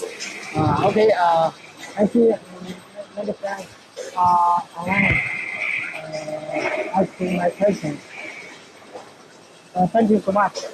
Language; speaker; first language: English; non-native, learner; Chinese